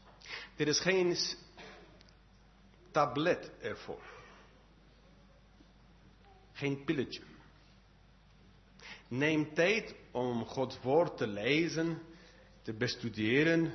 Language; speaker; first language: Dutch; non-native, fluent; English